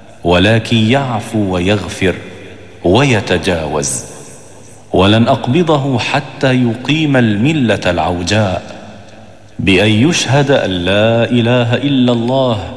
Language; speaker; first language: Arabic; native; Arabic